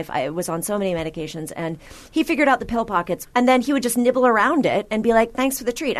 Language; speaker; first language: English; native; English